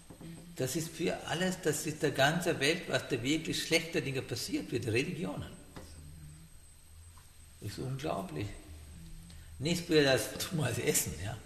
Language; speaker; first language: German; non-native, learner; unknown